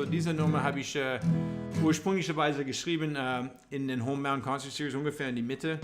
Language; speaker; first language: German; non-native, learner; English